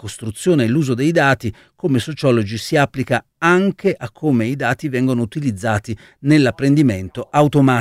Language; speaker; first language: Italian; native; Italian